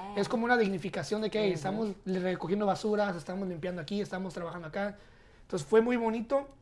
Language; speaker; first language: Spanish; early bilingual, heritage; Spanish